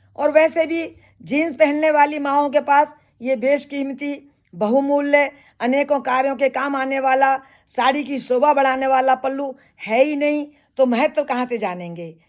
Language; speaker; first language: Hindi; native; Hindi